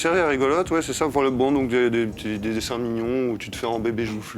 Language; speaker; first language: French; native; French